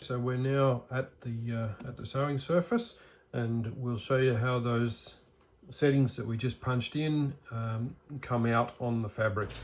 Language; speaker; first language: English; native; English